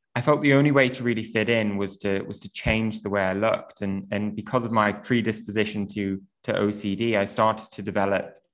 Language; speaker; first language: English; native; English